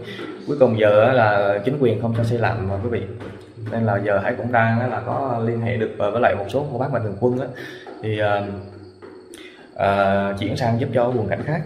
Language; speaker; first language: Vietnamese; native; Vietnamese